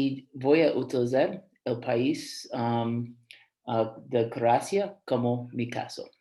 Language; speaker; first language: Spanish; non-native, fluent; English